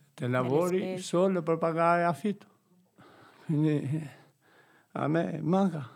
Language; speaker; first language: Italian; non-native, fluent; Albanian